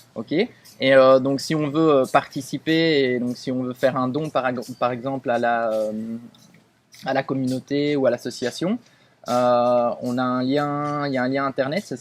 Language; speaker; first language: French; native; French